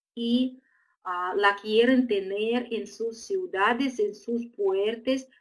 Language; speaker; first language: Spanish; non-native, fluent; Uzbek